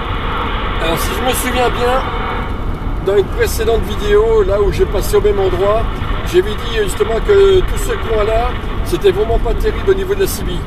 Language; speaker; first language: French; native; French